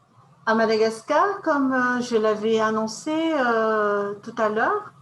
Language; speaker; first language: French; non-native, local second language; Malagasy